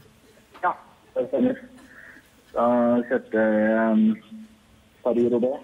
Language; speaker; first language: Norwegian; native; Norwegian